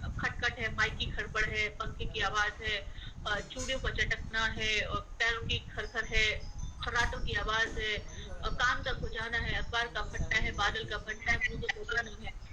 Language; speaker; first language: Hindi; native; Hindi